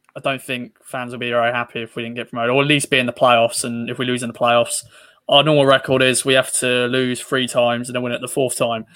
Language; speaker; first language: English; native; English